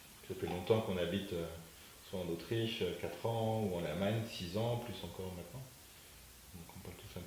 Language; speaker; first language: French; native; French